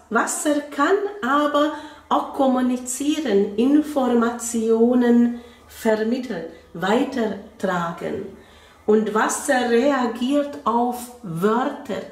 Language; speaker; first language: German; non-native, fluent; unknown